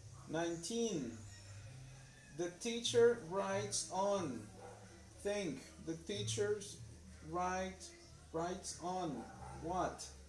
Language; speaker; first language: English; non-native, fluent; Spanish